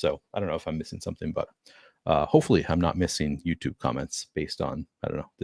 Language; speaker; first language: English; native; English